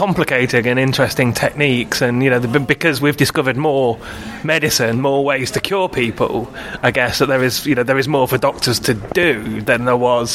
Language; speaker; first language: English; native; English